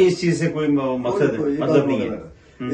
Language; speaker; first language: Hindi; native; Hindi